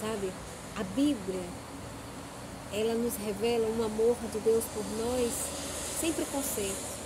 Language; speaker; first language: Portuguese; native; Portuguese